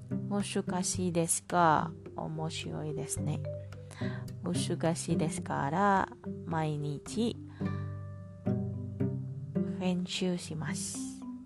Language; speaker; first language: Japanese; non-native, learner; Indonesian